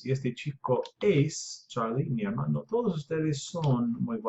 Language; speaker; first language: Spanish; non-native, fluent; English